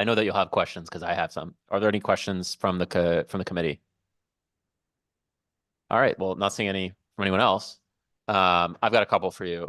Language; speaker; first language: English; native; English